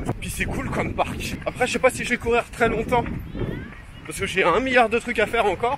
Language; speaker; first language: French; native; French